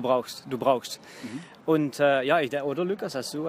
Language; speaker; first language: German; non-native, fluent; Dutch